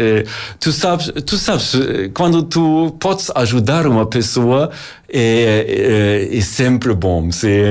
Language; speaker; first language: Portuguese; non-native, learner; German